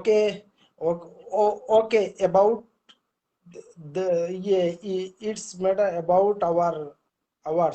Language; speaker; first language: English; non-native, learner; Bangla